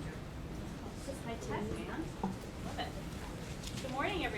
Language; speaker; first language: English; native; English